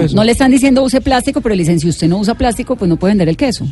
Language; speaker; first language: Spanish; native; Spanish